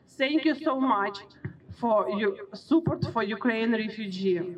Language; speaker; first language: English; non-native, learner; Ukrainian